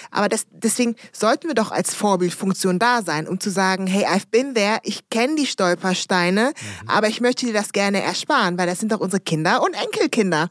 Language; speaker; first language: German; early bilingual, other home language; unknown